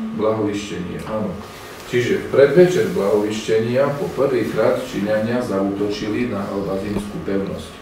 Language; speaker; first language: Slovak; native; Slovak